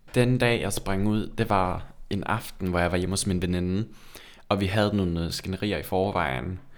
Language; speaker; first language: Danish; early bilingual, other home language; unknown